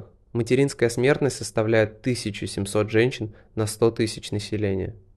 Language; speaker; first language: Russian; native; Russian